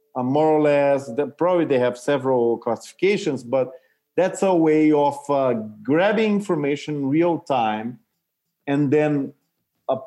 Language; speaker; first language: English; non-native, fluent; Portuguese